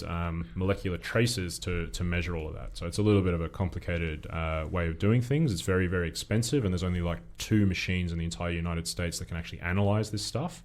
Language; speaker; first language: English; native; English